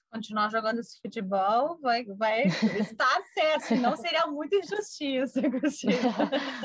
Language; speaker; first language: Portuguese; native; Portuguese